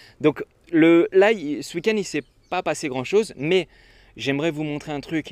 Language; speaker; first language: French; native; French